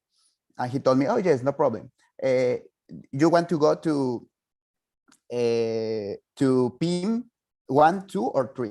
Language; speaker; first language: English; non-native, fluent; Spanish